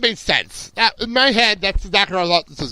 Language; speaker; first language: English; native; English